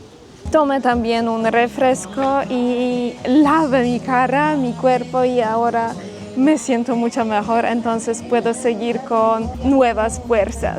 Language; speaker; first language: Spanish; non-native, fluent; Polish